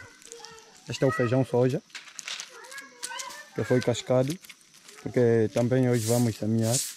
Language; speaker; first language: Portuguese; non-native, fluent; Vietnamese